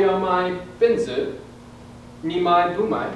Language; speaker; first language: Chinese; non-native, learner; English